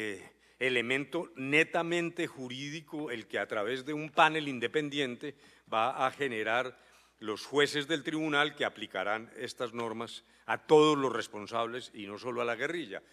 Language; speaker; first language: Spanish; native; Spanish